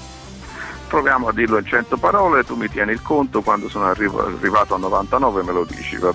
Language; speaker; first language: Italian; native; Italian